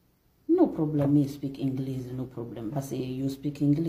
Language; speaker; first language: English; non-native, learner; Arabic